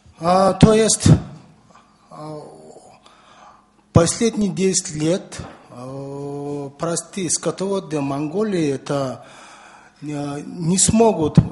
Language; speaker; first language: Russian; non-native, learner; Mongolian